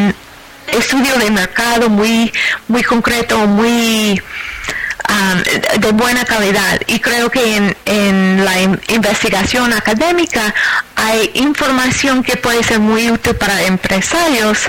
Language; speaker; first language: Spanish; non-native, fluent; English